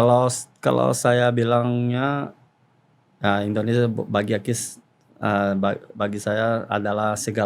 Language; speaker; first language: Indonesian; non-native, fluent; Portuguese